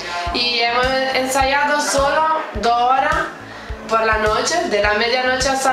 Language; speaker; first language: Spanish; non-native, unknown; Italian